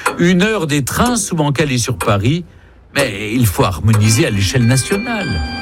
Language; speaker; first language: French; native; French